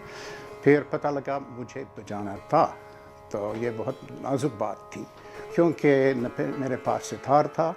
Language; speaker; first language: Urdu; non-native, fluent; English